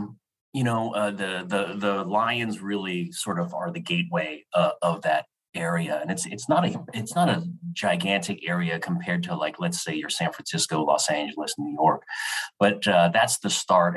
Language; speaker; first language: English; native; English